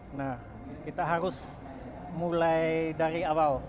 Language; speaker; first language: Indonesian; non-native, fluent; Dutch